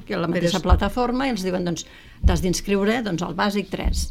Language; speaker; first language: Catalan; native; Catalan